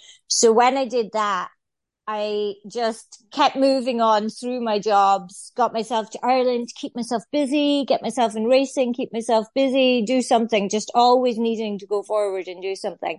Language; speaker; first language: English; native; English